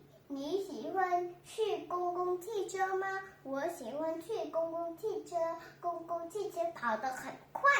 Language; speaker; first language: Chinese; non-native, learner; Vietnamese